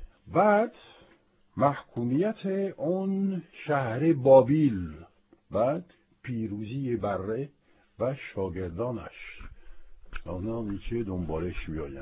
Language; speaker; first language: Persian; non-native, fluent; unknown